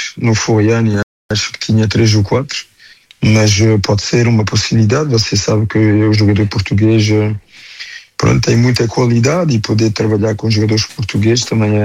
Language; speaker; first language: Portuguese; early bilingual, heritage; French